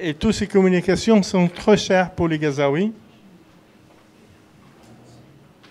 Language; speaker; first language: French; non-native, fluent; Arabic